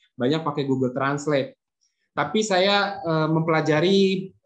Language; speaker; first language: Indonesian; native; Indonesian